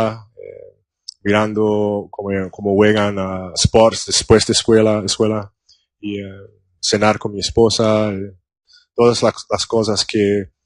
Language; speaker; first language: Spanish; non-native, learner; English